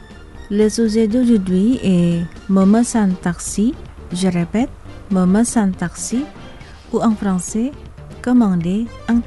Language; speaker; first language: French; non-native, fluent; Indonesian